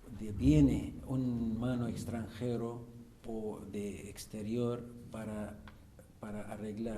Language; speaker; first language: Spanish; non-native, fluent; Arabic